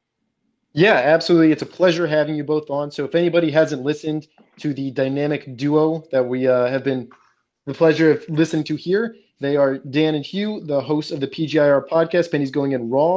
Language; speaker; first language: English; native; English